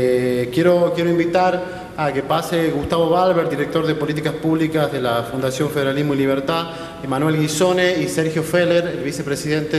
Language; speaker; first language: Spanish; native; Spanish